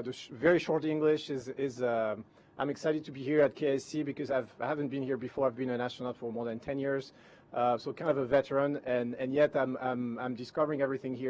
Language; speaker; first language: English; non-native, fluent; French